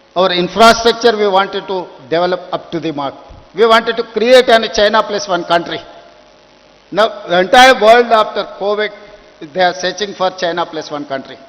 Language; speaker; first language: English; non-native, local second language; Telugu